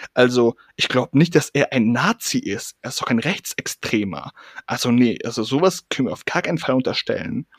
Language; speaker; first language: German; early bilingual, other home language; Persian